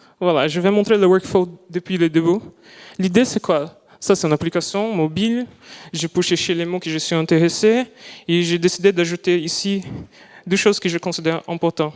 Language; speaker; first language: French; non-native, fluent; Portuguese